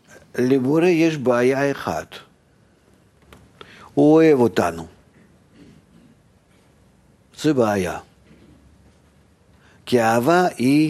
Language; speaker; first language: Hebrew; non-native, fluent; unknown